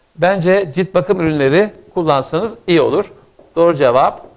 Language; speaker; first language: English; non-native, fluent; Turkish